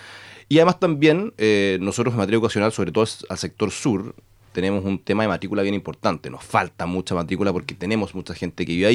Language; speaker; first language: Spanish; native; Spanish